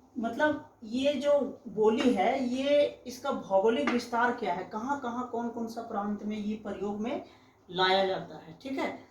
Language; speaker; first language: Hindi; native; Hindi